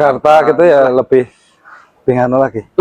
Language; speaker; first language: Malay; non-native, local second language; Javanese